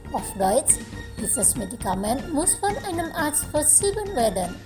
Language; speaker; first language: German; non-native, fluent; Indonesian